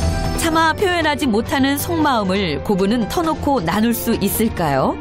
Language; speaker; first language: Korean; native; Korean